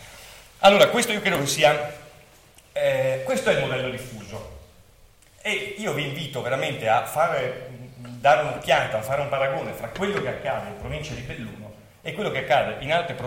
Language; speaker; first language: Italian; native; Italian